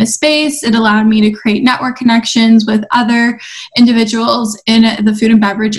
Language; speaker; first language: English; native; English